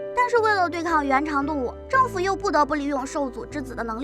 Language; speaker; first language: Chinese; native; Chinese